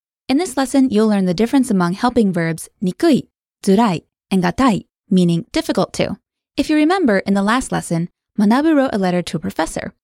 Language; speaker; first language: English; native; English